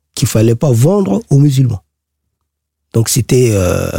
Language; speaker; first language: French; non-native, local second language; Sango